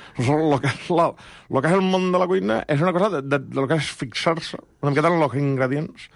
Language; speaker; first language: Catalan; native; Catalan